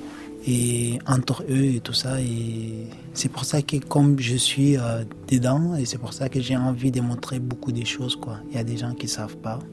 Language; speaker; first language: French; non-native, learner; Arabic